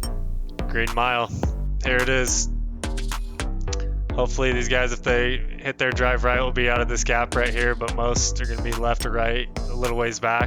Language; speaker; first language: English; native; English